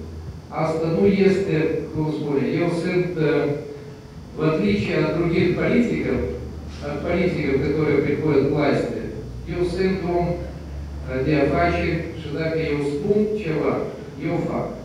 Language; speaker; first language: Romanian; non-native, local second language; Russian